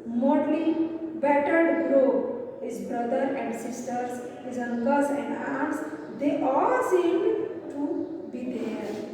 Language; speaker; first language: English; non-native, local second language; Hindi